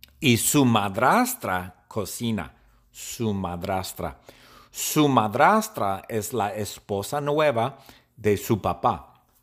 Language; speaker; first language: Spanish; non-native, learner; English